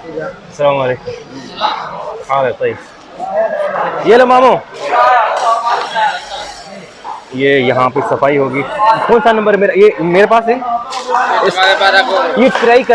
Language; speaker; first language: Hindi; native; Hindi